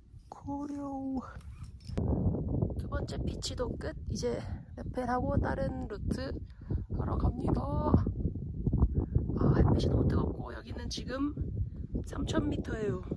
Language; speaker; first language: Korean; native; Korean